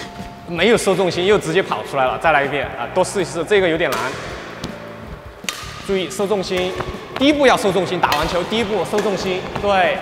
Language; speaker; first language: Chinese; native; Chinese